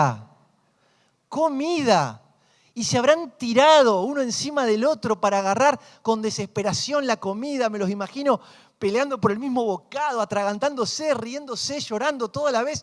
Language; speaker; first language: Spanish; native; Spanish